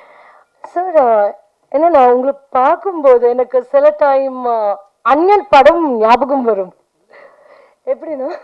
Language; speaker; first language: Tamil; non-native, fluent; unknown